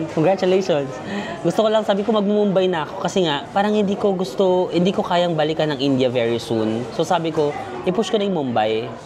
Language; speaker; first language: Filipino; non-native, local second language; Cebuano